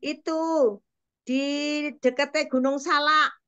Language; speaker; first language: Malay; non-native, local second language; Javanese